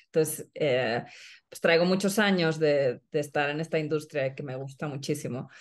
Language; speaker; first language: Spanish; non-native, fluent; Swedish